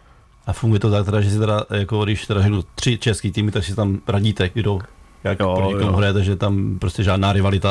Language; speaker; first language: Czech; native; Czech